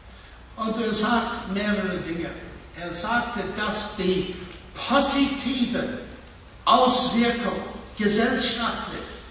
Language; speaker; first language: German; non-native, fluent; English